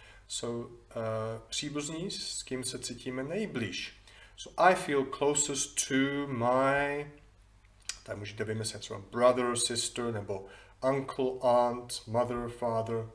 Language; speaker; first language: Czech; non-native, fluent; English